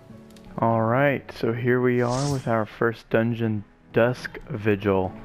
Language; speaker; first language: English; native; English